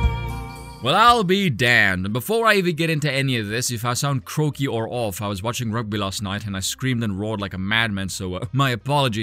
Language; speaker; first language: English; native; English